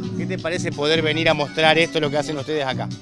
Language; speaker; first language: Spanish; native; Spanish